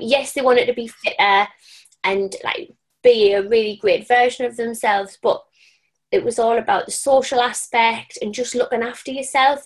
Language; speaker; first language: English; native; English